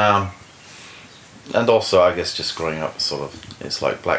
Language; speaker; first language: English; native; English